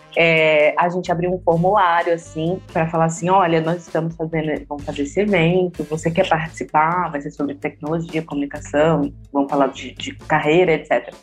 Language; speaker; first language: Portuguese; native; Portuguese